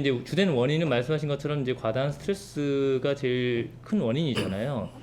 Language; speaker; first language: Korean; native; Korean